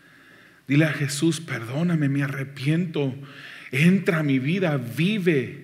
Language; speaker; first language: Spanish; native; Spanish